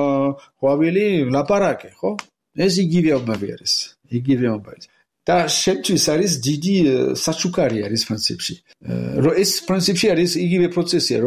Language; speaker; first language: Georgian; non-native, learner; French